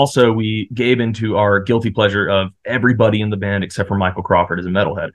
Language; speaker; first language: English; native; English